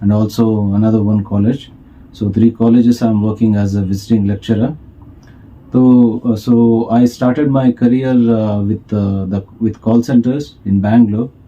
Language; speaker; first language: English; non-native, local second language; Kannada